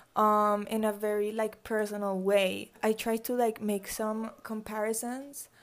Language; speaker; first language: English; early bilingual, other home language; Spanish